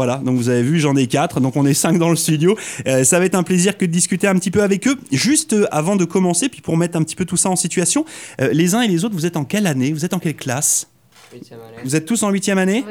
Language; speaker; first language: French; native; French